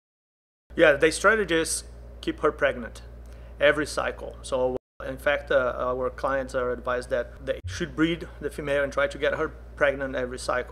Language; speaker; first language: English; non-native, fluent; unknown